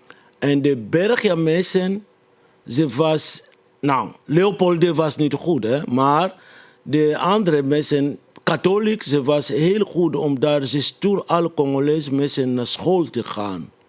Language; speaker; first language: Dutch; non-native, fluent; Lingala